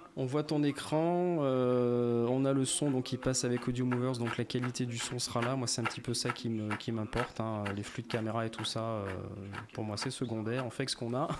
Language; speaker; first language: French; native; French